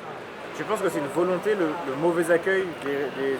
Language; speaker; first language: French; native; French